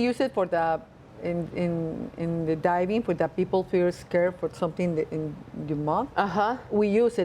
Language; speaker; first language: English; non-native, learner; Spanish